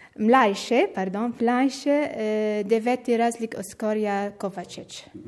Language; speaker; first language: Slovenian; non-native, learner; Arabic